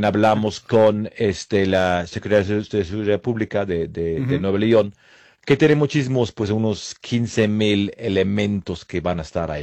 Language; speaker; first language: Spanish; non-native, fluent; English